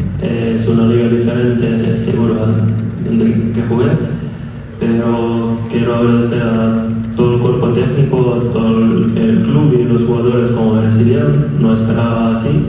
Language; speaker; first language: Spanish; non-native, fluent; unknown